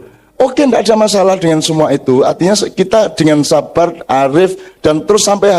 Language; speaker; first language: Indonesian; native; Indonesian